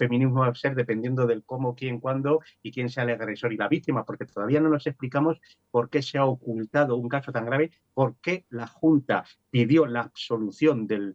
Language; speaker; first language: Spanish; native; Spanish